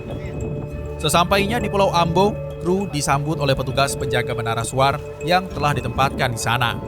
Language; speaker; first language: Indonesian; native; Indonesian